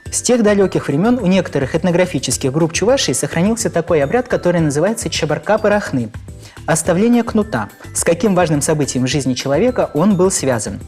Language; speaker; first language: Russian; non-native, local second language; Chuvash